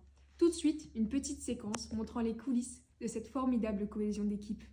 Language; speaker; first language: French; native; French